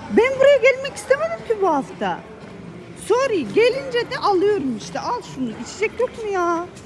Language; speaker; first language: Turkish; native; Turkish